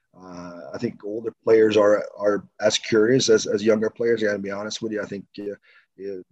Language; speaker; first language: English; non-native, fluent; Swedish